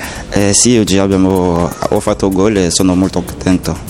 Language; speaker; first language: Italian; non-native, learner; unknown